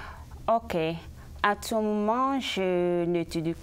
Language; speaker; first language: French; early bilingual, other home language; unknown